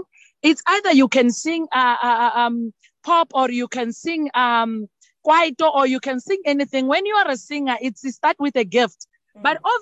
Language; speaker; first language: English; non-native, local second language; Northern Sotho